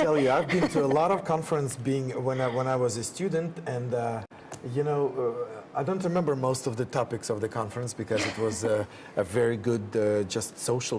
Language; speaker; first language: English; non-native, fluent; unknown